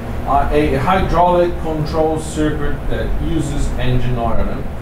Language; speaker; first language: English; non-native, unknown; Portuguese